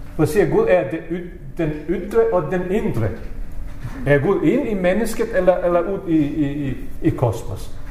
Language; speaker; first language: Danish; non-native, fluent; Bosnian